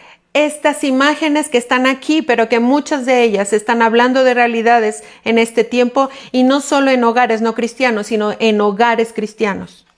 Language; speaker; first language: Spanish; native; Spanish